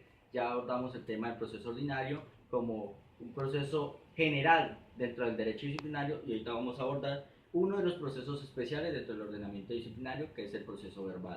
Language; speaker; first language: Spanish; native; Spanish